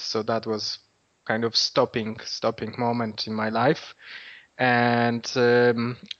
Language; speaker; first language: English; non-native, fluent; Polish